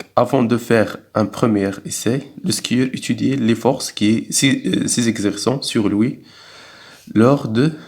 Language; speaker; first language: French; non-native, local second language; Arabic